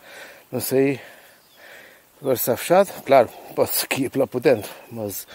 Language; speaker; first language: Portuguese; non-native, learner; German